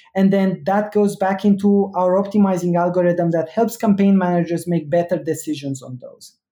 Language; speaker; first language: English; non-native, fluent; Romanian